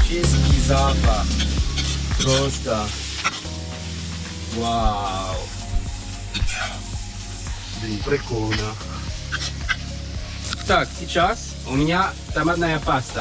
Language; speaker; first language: Russian; non-native, learner; French